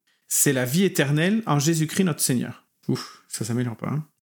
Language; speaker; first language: French; native; French